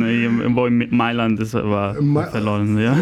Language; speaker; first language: German; non-native, fluent; Italian